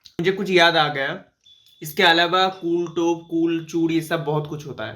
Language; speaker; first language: Hindi; non-native, local second language; Bangla